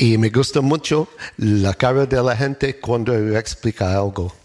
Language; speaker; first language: Spanish; non-native, learner; English